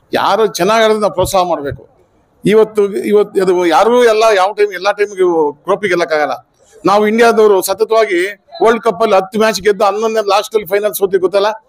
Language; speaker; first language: Kannada; native; Kannada